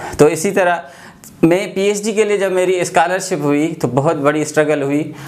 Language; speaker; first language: Urdu; non-native, local second language; Sindhi